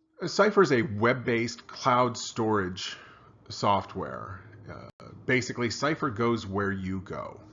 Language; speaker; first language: English; native; English